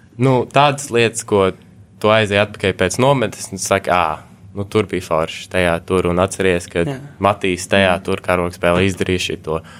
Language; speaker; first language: Latvian; early bilingual, heritage; Latvian